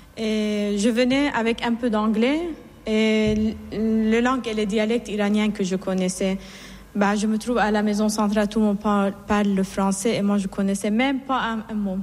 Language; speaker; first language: French; non-native, fluent; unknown